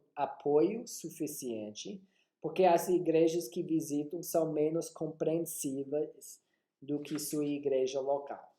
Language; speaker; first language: Portuguese; non-native, fluent; English